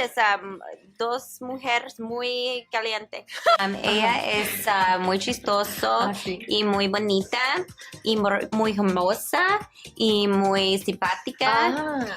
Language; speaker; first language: Spanish; non-native, learner; English